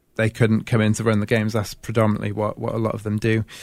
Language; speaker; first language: English; native; English